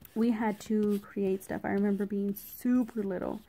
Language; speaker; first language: English; native; English